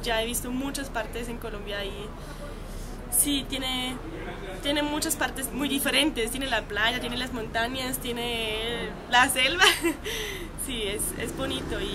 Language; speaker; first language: Spanish; non-native, fluent; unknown